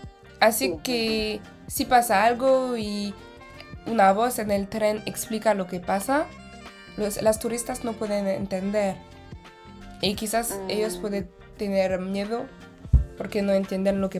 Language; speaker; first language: Spanish; non-native, learner; French